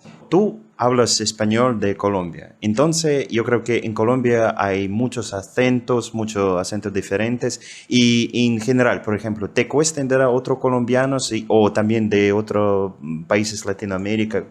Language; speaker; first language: Spanish; non-native, fluent; Russian